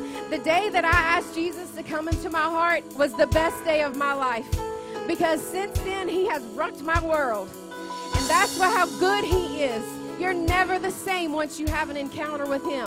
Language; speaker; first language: English; native; English